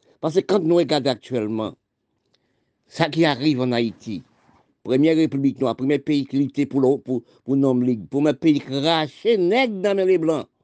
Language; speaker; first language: French; non-native, local second language; Haitian Creole